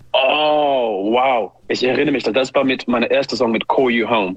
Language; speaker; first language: German; non-native, learner; English